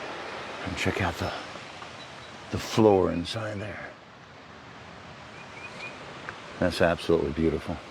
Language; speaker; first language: English; native; English